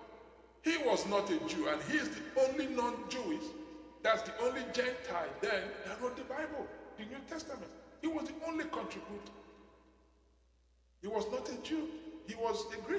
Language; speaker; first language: English; non-native, local second language; Igbo